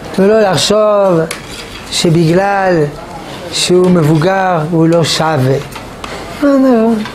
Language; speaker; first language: Hebrew; non-native, fluent; French